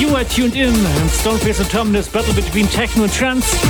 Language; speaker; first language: English; non-native, fluent; German